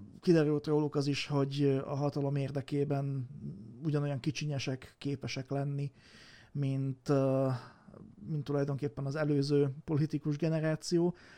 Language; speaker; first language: Hungarian; native; Hungarian